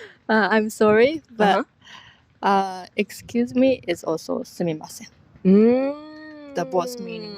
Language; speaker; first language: English; non-native, fluent; Japanese